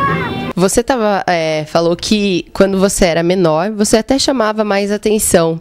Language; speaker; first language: Portuguese; native; Portuguese